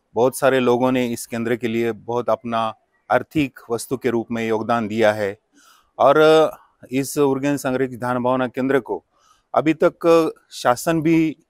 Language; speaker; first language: Hindi; non-native, local second language; Marathi